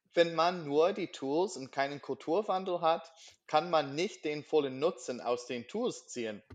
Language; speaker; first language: German; non-native, learner; English